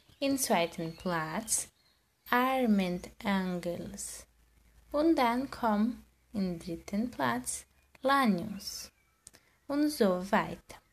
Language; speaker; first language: German; non-native, learner; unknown